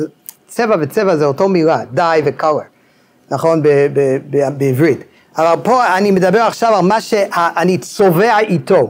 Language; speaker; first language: Hebrew; non-native, fluent; English